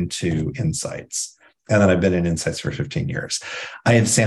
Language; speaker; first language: English; native; English